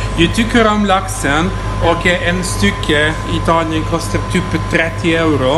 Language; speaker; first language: Swedish; non-native, learner; Italian